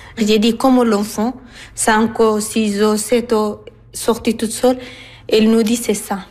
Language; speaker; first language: French; non-native, learner; Arabic